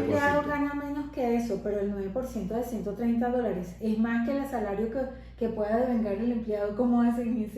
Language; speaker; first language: Spanish; native; Spanish